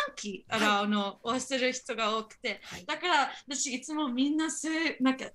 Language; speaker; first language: Japanese; non-native, fluent; English